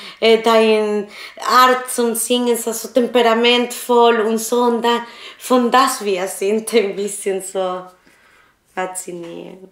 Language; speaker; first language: German; non-native, learner; Spanish